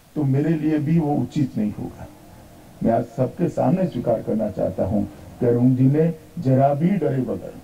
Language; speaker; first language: Hindi; non-native, local second language; Gujarati